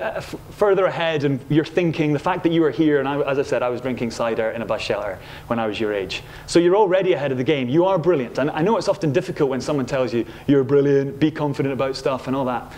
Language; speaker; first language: English; native; English